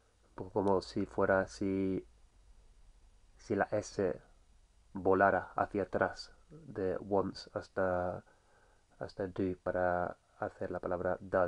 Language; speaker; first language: Spanish; non-native, fluent; English